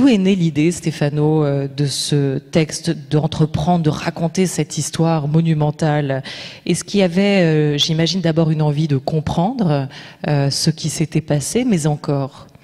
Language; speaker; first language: French; native; French